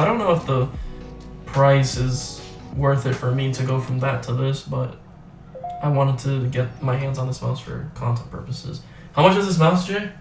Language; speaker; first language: English; native; English